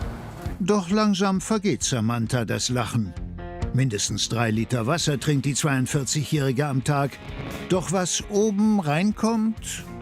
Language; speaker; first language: German; native; German